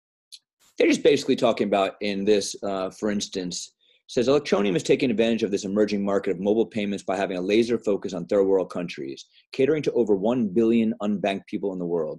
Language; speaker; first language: English; native; English